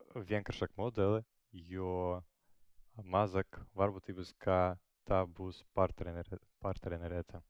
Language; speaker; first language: Latvian; non-native, local second language; Russian